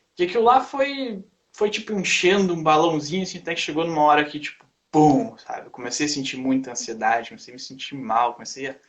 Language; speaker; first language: Portuguese; native; Portuguese